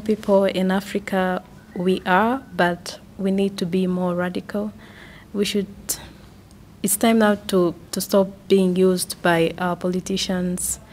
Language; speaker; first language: English; non-native, local second language; Swahili